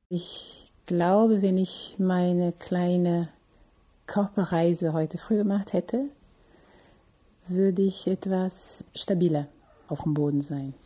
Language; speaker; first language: German; non-native, fluent; Portuguese